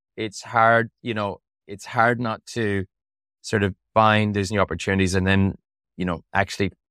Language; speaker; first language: English; native; English